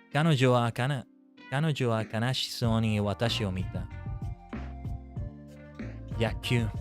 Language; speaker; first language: Japanese; non-native, learner; English